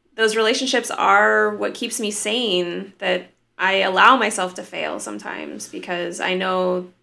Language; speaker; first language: English; native; English